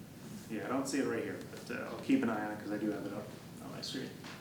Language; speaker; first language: English; native; English